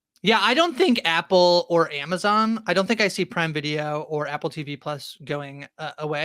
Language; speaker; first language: English; native; English